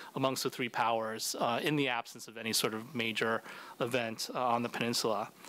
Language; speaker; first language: English; native; English